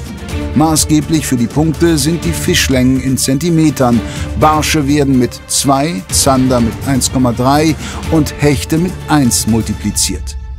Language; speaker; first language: German; native; German